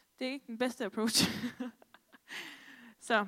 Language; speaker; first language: Danish; native; Danish